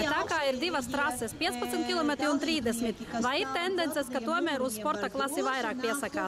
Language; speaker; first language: Latvian; native; Latvian